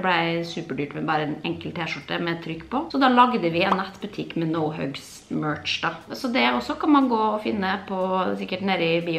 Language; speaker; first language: Norwegian; native; Norwegian